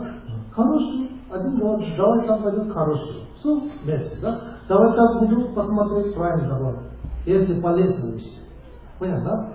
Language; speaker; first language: Russian; non-native, learner; Tibetan